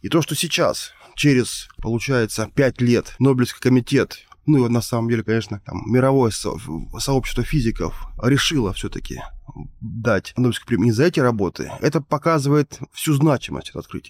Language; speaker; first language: Russian; native; Russian